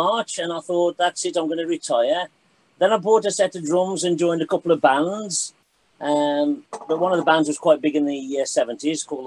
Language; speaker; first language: English; native; English